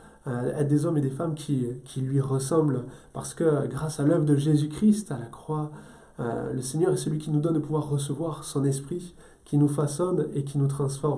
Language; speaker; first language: French; native; French